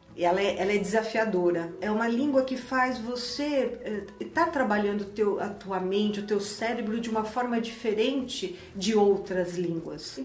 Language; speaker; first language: Portuguese; native; Portuguese